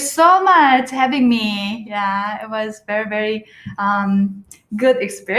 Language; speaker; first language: English; non-native, learner; Korean